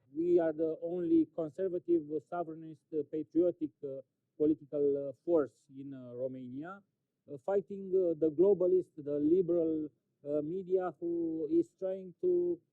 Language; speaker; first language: English; non-native, fluent; Romanian